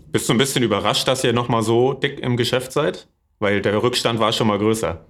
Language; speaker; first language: German; native; German